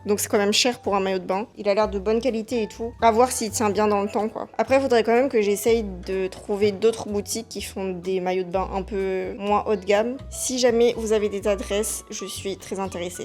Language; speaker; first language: French; native; French